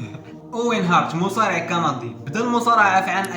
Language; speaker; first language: Arabic; native; Arabic